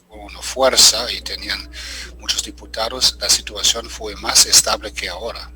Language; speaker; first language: Spanish; non-native, fluent; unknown